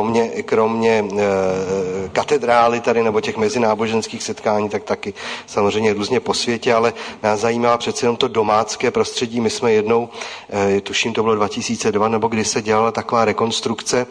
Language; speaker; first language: Czech; native; Czech